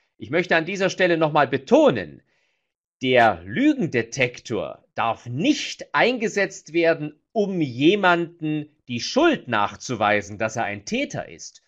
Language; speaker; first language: German; native; German